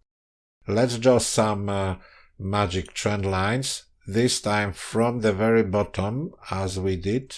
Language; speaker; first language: English; non-native, fluent; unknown